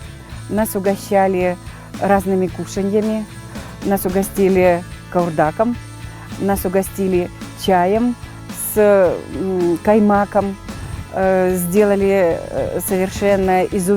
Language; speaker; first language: Russian; native; Russian